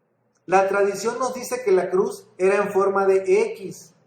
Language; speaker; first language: Spanish; native; Spanish